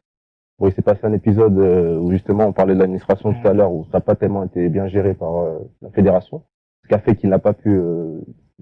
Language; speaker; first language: French; native; French